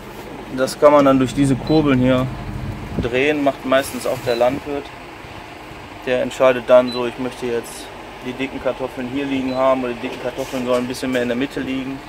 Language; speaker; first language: German; native; German